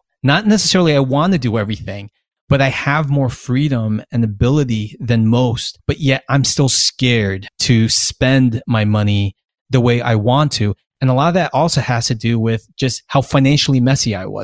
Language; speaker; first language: English; native; English